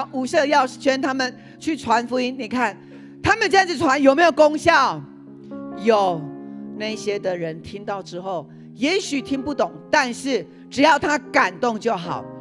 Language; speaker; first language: Chinese; native; Chinese